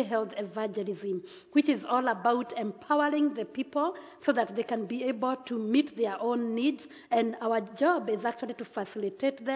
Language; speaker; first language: English; non-native, local second language; Kikuyu